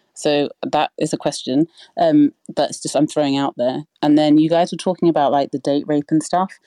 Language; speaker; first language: English; native; English